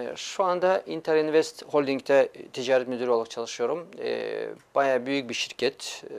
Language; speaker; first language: Turkish; early bilingual, heritage; Turkish